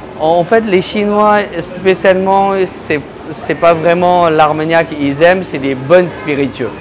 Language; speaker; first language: French; early bilingual, other home language; Chinese